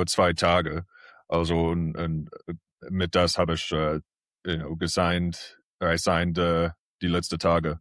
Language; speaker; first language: German; early bilingual, heritage; English